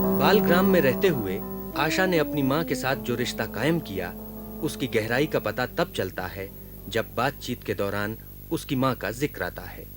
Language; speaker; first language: Hindi; native; Hindi